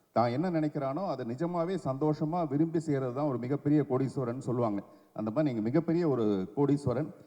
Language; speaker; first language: Tamil; native; Tamil